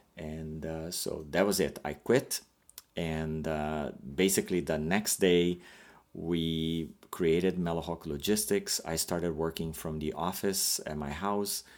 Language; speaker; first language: English; non-native, fluent; Portuguese